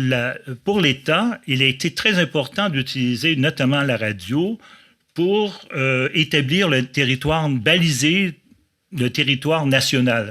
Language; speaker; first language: French; native; French